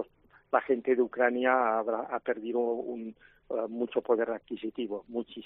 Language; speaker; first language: Spanish; non-native, local second language; Catalan